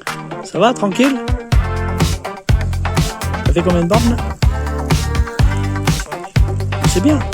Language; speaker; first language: French; native; French